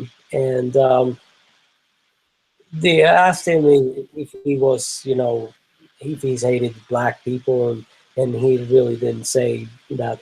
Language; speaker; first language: English; non-native, fluent; Swedish